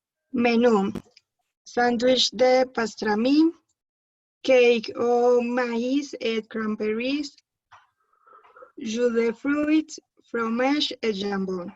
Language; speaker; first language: French; non-native, learner; Spanish